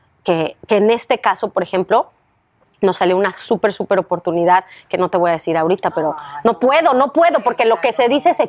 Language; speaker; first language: Spanish; native; Spanish